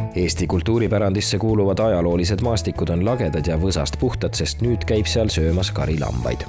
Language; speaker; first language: Estonian; native; Estonian